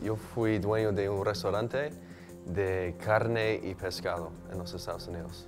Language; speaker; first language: Spanish; non-native, fluent; English